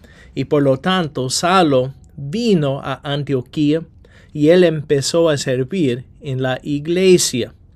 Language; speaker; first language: Spanish; non-native, fluent; English